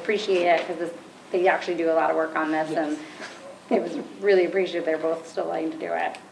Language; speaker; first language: English; native; English